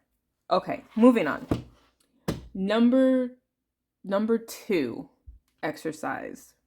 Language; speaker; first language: English; native; English